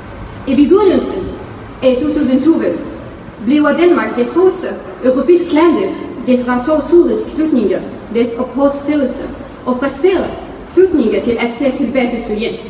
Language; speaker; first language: Danish; non-native, fluent; Arabic